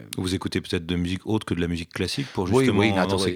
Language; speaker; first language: French; native; French